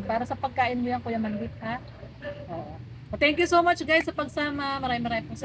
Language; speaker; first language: Filipino; native; Filipino